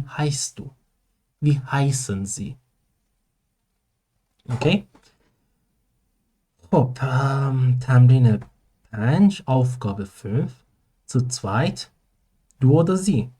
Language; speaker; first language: German; non-native, learner; Persian